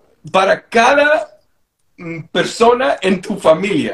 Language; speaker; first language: Spanish; non-native, learner; English